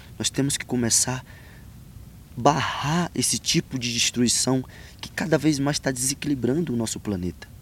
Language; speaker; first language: Portuguese; non-native, local second language; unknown